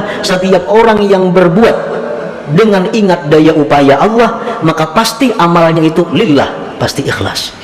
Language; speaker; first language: Indonesian; non-native, local second language; Banjar